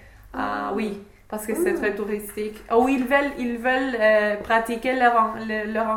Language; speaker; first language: French; non-native, fluent; English